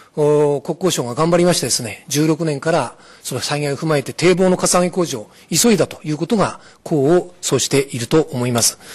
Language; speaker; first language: Japanese; native; Japanese